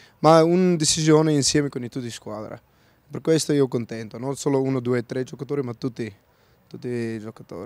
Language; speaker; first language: Italian; non-native, learner; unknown